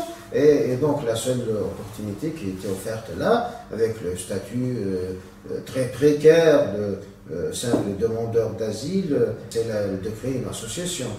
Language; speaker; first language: French; non-native, local second language; Arabic